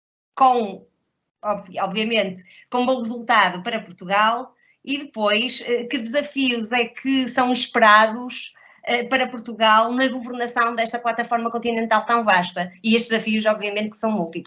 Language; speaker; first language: Portuguese; native; Portuguese